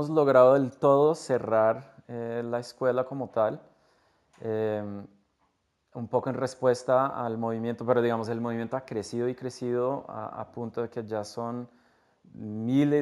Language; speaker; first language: Spanish; non-native, fluent; English